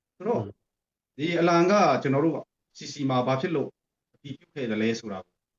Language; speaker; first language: Burmese; non-native, local second language; Hakha Chin